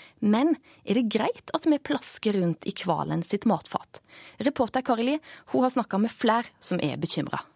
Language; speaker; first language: Norwegian; native; Norwegian